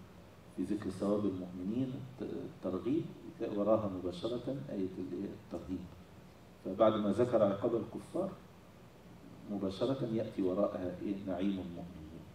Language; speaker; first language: Arabic; native; Arabic